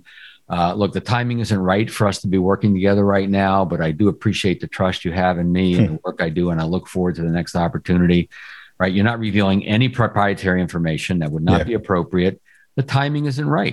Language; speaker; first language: English; native; English